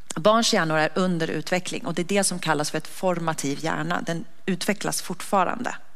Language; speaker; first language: Swedish; native; Swedish